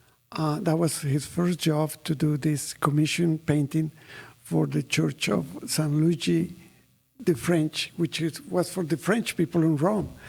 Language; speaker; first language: English; non-native, fluent; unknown